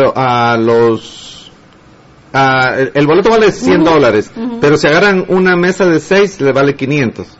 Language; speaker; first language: Spanish; native; Spanish